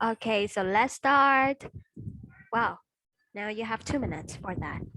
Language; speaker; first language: English; non-native, fluent; Vietnamese